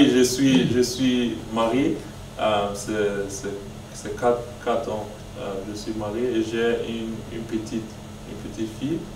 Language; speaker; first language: French; non-native, learner; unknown